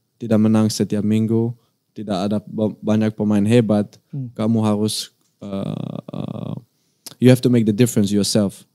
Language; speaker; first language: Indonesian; non-native, learner; Dutch